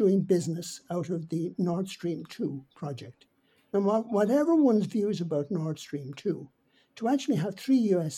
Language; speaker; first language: English; native; English